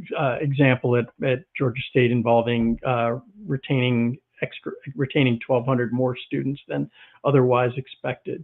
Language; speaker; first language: English; native; English